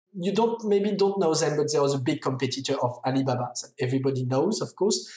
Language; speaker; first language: English; non-native, fluent; French